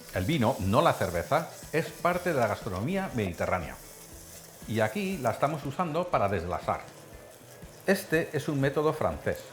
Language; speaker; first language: Spanish; non-native, fluent; Dutch